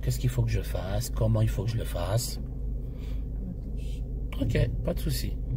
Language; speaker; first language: French; native; French